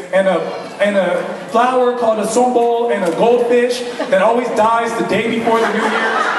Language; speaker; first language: English; early bilingual, other home language; Persian